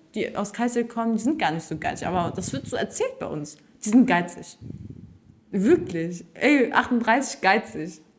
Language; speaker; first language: German; early bilingual, other home language; Turkish